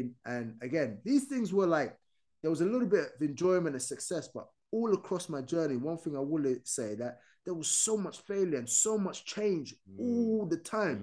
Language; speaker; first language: English; non-native, fluent; Arabic